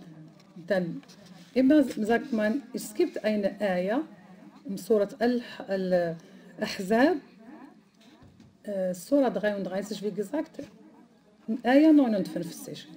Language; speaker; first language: German; non-native, fluent; Arabic